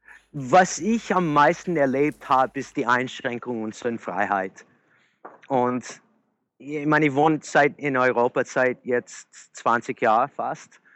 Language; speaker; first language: German; early bilingual, other home language; English